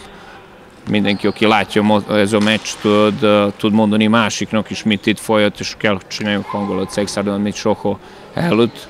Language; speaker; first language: Hungarian; non-native, learner; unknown